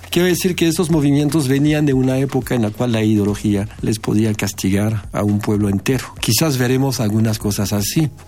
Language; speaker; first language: Spanish; non-native, fluent; French